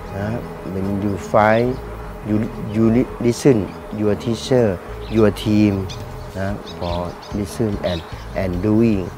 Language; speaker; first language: English; non-native, learner; Thai